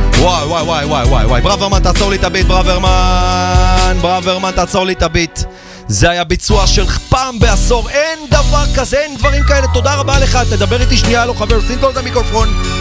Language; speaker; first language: Hebrew; native; Hebrew